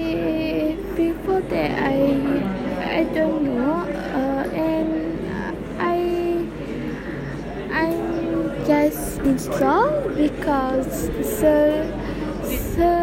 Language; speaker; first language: English; non-native, local second language; Malay